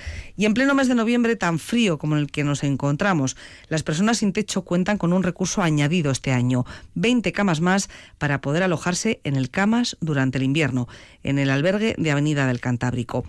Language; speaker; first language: Spanish; native; Spanish